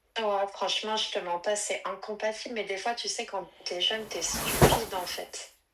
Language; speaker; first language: French; native; French